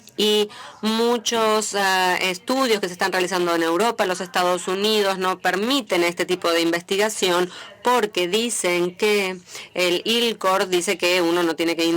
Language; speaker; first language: Spanish; native; Spanish